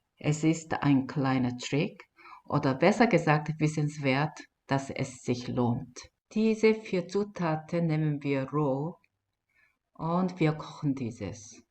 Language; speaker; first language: German; non-native, fluent; Korean